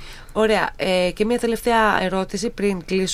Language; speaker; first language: Greek; native; Greek